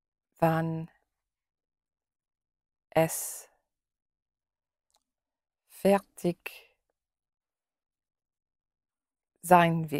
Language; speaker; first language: German; non-native, learner; English